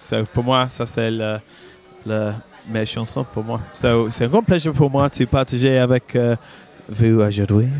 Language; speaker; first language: French; non-native, learner; English